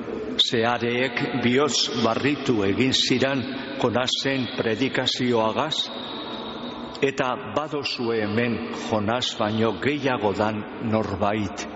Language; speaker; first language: Basque; native; Basque